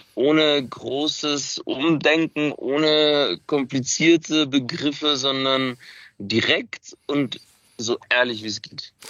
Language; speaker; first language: German; early bilingual, other home language; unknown